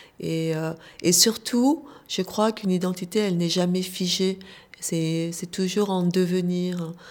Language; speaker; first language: French; early bilingual, other home language; Korean